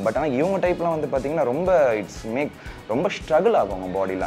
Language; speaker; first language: Tamil; native; Tamil